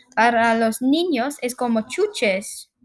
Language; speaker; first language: Spanish; non-native, learner; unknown